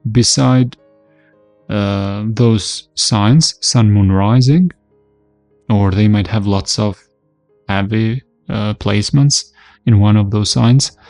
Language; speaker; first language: English; non-native, fluent; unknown